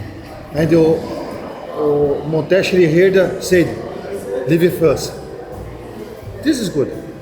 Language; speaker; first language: English; non-native, learner; Portuguese